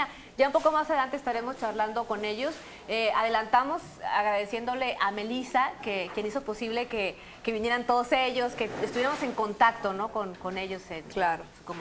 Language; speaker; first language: Spanish; native; Spanish